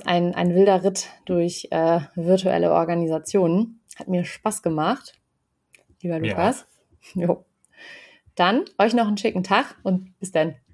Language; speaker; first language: German; native; German